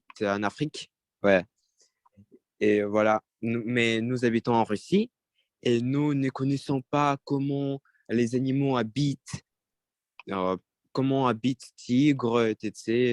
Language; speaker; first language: French; non-native, learner; Russian